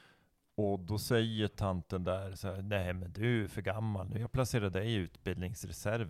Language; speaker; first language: Swedish; native; Swedish